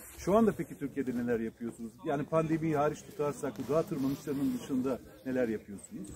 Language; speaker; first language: Turkish; native; Turkish